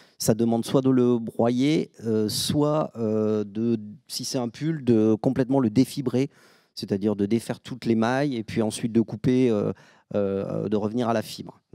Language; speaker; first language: French; native; French